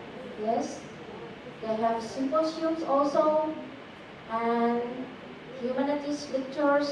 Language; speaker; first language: English; non-native, fluent; Indonesian